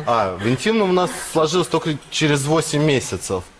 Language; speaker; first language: Russian; native; Russian